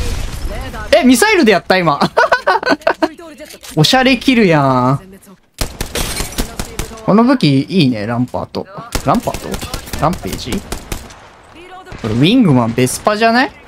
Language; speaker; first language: Japanese; native; Japanese